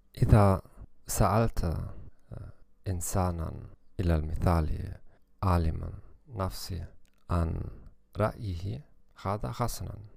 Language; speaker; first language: Arabic; non-native, learner; German